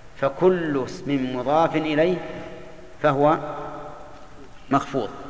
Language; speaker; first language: Arabic; native; Arabic